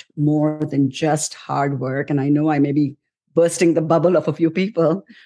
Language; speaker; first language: English; non-native, local second language; Tamil